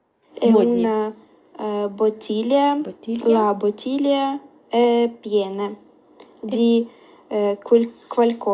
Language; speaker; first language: Italian; non-native, learner; Ukrainian